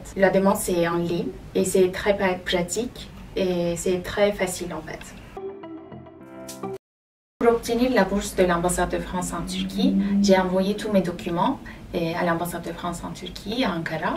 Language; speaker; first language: French; non-native, fluent; Turkish